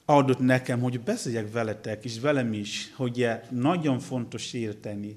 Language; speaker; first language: Hungarian; non-native, fluent; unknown